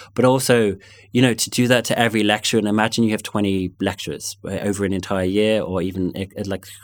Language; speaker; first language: English; native; English